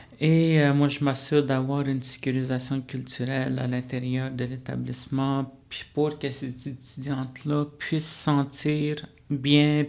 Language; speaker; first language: French; non-native, local second language; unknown